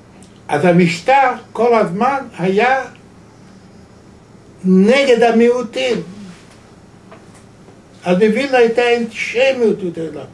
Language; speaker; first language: Hebrew; non-native, fluent; Yiddish